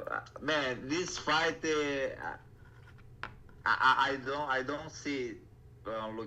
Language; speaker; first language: English; non-native, learner; Portuguese